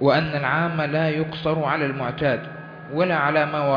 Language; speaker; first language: Arabic; native; Arabic